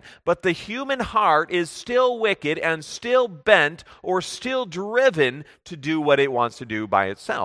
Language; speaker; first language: English; native; English